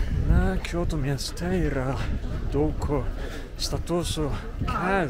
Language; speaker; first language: Lithuanian; non-native, learner; Japanese